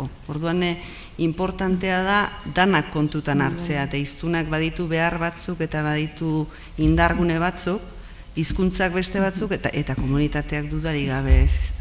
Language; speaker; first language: Basque; native; Basque